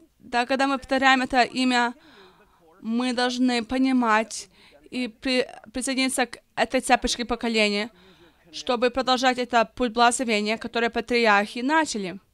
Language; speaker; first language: Russian; early bilingual, heritage; Russian